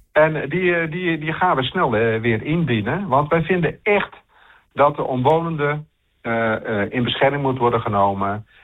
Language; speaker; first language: Dutch; native; Dutch